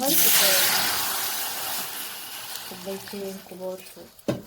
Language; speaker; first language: Arabic; native; Arabic